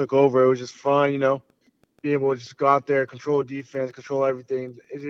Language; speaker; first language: English; early bilingual, other home language; Haitian Creole